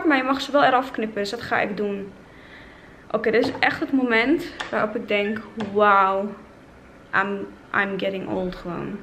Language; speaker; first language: Dutch; native; Dutch